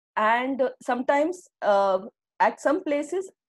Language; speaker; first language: English; non-native, local second language; Marathi